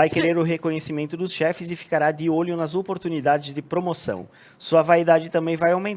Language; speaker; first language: Portuguese; native; Portuguese